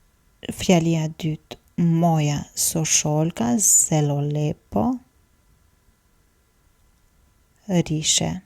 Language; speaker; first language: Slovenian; non-native, fluent; Albanian